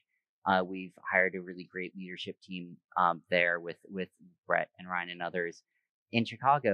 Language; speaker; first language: English; native; English